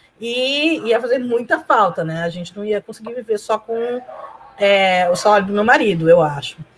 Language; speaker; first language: Portuguese; early bilingual, other home language; Spanish